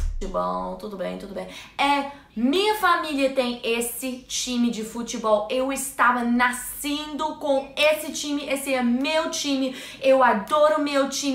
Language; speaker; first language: Portuguese; non-native, learner; English